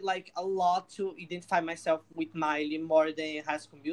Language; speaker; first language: English; non-native, fluent; Portuguese